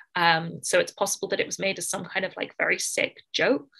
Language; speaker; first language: English; native; English